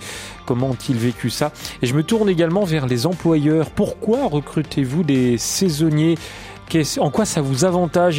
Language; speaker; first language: French; native; French